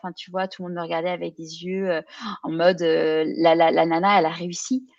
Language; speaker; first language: French; native; French